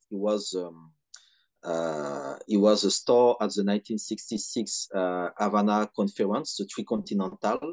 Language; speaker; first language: English; non-native, fluent; French